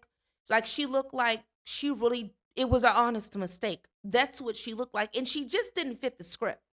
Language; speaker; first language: English; native; English